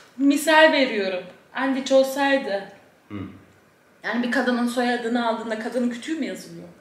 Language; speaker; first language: Turkish; early bilingual, heritage; Turkish